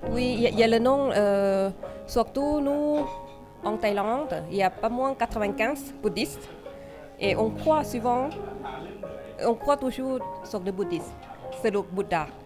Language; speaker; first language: French; non-native, fluent; Thai